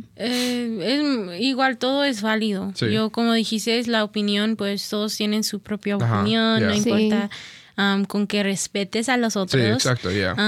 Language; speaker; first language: Spanish; early bilingual, heritage; Spanish